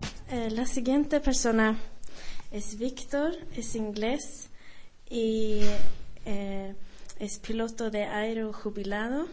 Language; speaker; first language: Spanish; non-native, fluent; Swedish